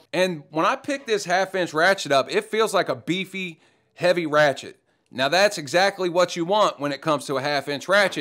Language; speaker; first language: English; native; English